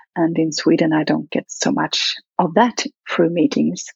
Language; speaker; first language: English; non-native, fluent; Swedish